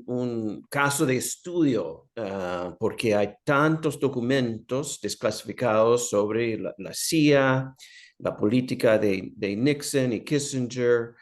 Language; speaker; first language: Spanish; non-native, fluent; English